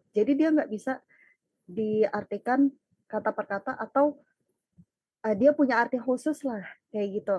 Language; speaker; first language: Indonesian; native; Indonesian